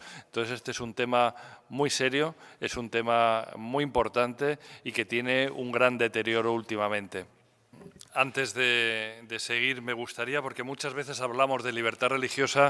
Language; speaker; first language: Spanish; native; Spanish